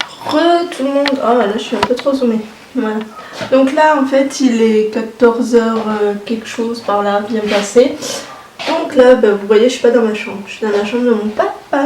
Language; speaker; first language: French; native; French